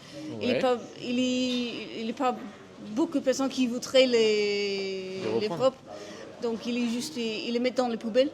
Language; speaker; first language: French; non-native, learner; English